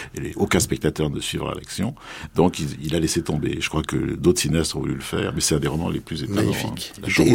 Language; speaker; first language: French; native; French